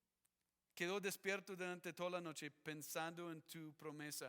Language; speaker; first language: Spanish; non-native, fluent; English